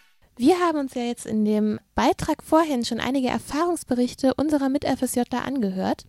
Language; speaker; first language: German; native; German